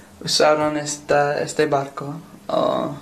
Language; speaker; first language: Spanish; non-native, learner; English